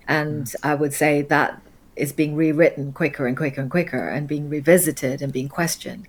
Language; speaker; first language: English; native; English